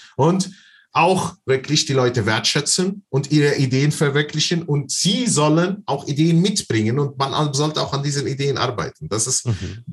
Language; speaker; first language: German; non-native, fluent; Arabic